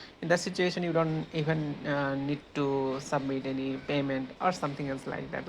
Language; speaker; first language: English; non-native, local second language; Bangla